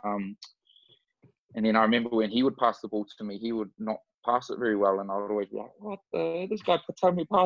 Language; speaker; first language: English; native; English